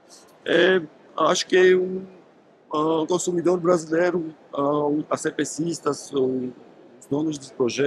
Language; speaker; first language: Portuguese; non-native, fluent; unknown